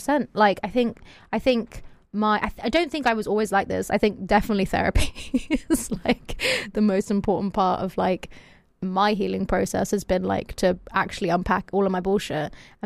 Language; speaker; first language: English; native; English